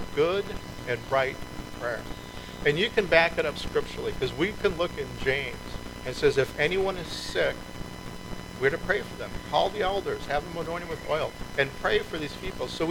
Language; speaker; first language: English; native; English